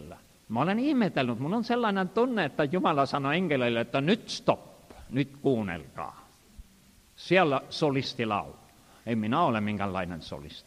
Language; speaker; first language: Finnish; non-native, fluent; Estonian